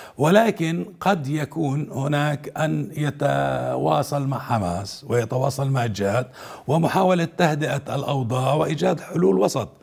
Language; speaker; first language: Arabic; native; Arabic